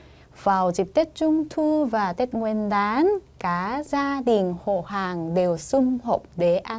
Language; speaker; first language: Vietnamese; non-native, fluent; Korean